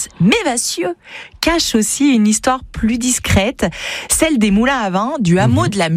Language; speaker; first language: French; native; French